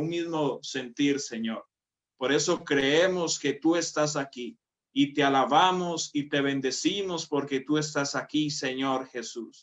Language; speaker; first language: Spanish; native; Spanish